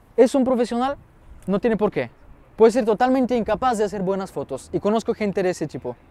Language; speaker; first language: Spanish; non-native, fluent; Bulgarian